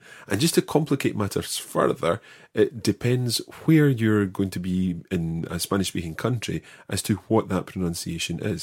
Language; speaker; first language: English; native; English